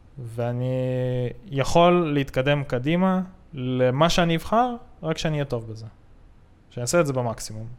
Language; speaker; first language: Hebrew; native; Hebrew